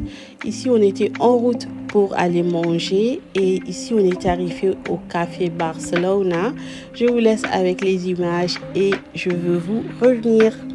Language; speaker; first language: French; non-native, local second language; Lingala